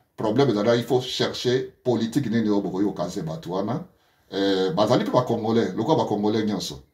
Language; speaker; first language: French; non-native, local second language; Lingala